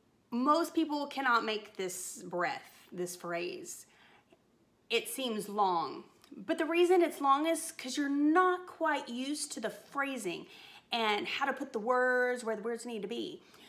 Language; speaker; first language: English; native; English